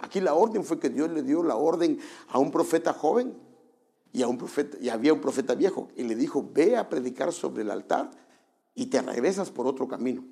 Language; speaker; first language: Spanish; native; Spanish